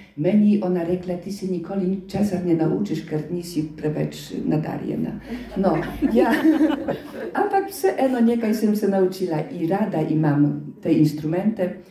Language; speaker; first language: Slovenian; non-native, fluent; Polish